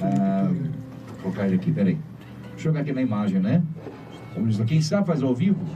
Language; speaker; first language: Portuguese; native; Portuguese